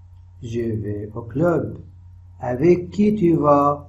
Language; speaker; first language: French; non-native, fluent; Arabic